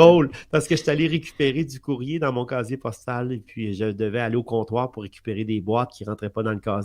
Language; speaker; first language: French; native; French